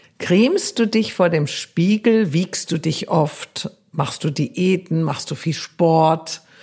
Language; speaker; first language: German; native; German